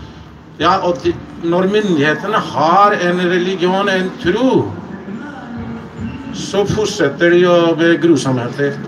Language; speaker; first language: Norwegian; non-native, fluent; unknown